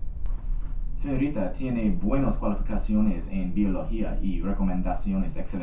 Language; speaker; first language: Spanish; non-native, fluent; English